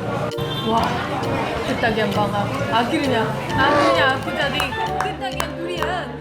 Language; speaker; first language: Indonesian; non-native, fluent; Korean